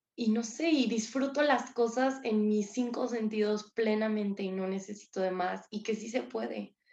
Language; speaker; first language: Spanish; native; Spanish